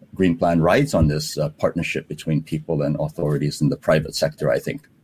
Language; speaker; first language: English; native; English